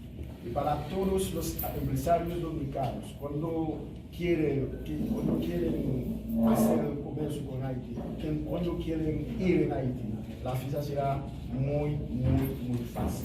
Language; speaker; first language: Spanish; non-native, fluent; Haitian Creole